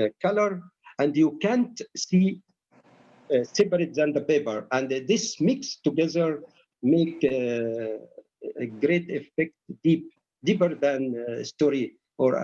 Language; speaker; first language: English; non-native, learner; Arabic